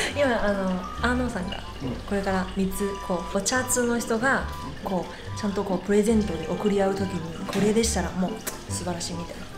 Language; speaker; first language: Japanese; non-native, fluent; Chinese